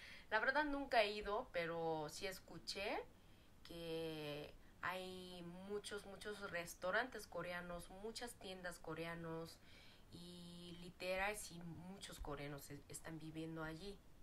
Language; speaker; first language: Spanish; non-native, fluent; Korean